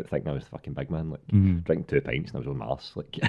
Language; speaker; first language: English; non-native, local second language; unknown